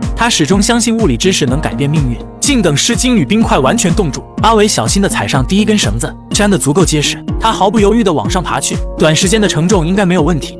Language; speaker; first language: Chinese; native; Chinese